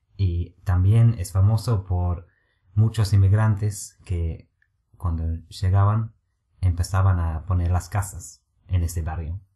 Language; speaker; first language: Spanish; non-native, fluent; English